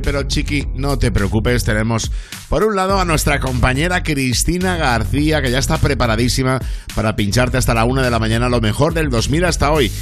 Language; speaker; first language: Spanish; native; Spanish